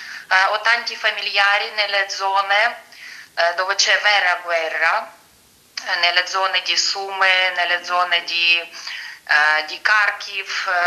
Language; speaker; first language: Italian; non-native, fluent; Ukrainian